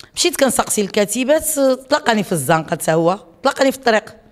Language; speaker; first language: Arabic; native; Arabic